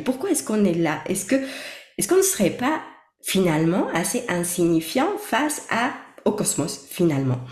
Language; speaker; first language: French; non-native, fluent; Spanish